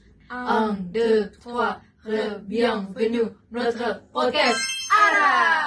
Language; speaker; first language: French; non-native, learner; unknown